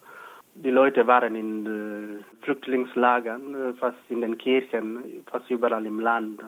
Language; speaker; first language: German; non-native, fluent; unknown